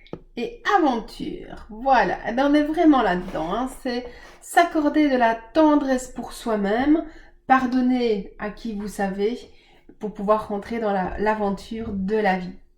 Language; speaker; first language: French; native; French